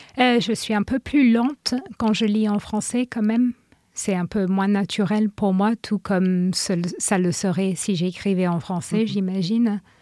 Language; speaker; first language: French; non-native, fluent; English